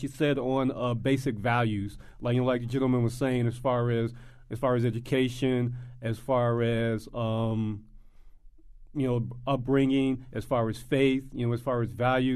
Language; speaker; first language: English; native; English